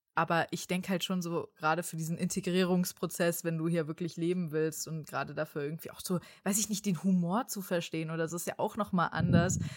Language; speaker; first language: German; native; German